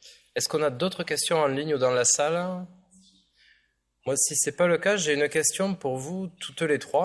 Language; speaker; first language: French; native; French